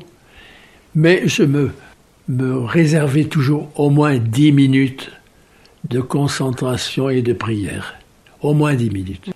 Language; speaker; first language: French; native; French